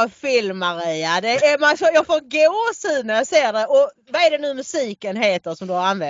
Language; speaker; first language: Swedish; native; Swedish